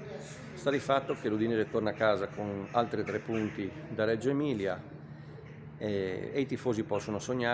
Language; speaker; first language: Italian; native; Italian